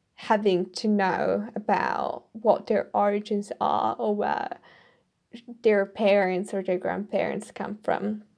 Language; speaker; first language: English; non-native, fluent; Italian